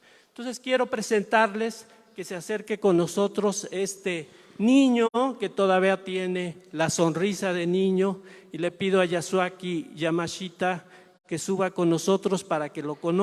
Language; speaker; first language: Spanish; native; Spanish